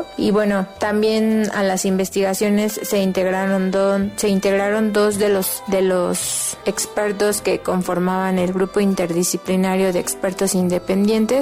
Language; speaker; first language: Spanish; native; Spanish